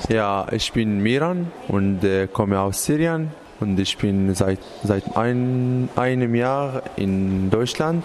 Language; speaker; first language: German; non-native, learner; Arabic